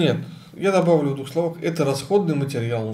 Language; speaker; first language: Russian; native; Russian